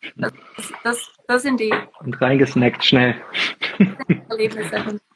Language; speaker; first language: German; non-native, fluent; Czech